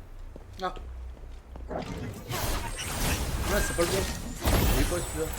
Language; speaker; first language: French; native; French